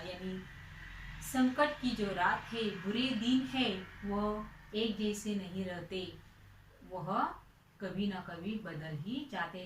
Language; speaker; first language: Hindi; non-native, local second language; Marathi